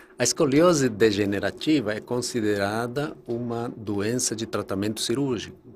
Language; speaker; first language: Portuguese; non-native, fluent; Spanish